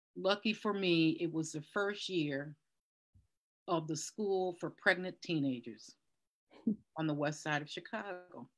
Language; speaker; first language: English; native; English